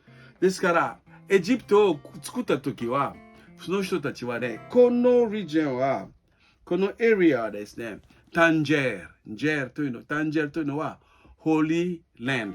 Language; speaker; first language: Japanese; non-native, fluent; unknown